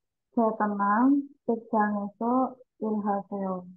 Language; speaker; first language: Korean; non-native, learner; Indonesian